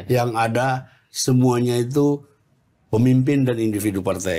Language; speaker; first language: Indonesian; native; Indonesian